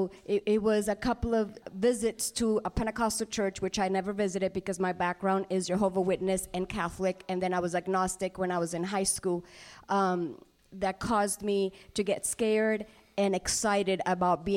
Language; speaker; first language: English; non-native, fluent; Spanish